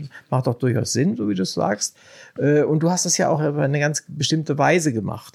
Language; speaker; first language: German; native; German